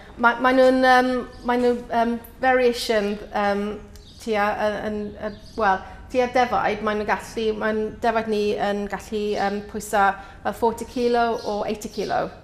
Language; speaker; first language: Welsh; non-native, learner; English